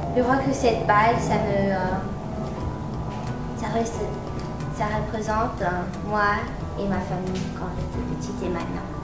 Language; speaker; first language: French; early bilingual, heritage; French